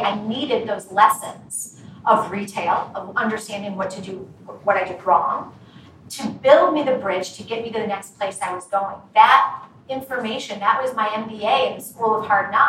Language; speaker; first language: English; native; English